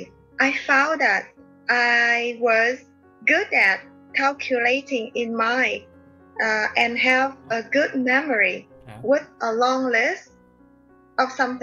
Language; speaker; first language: English; non-native, learner; Vietnamese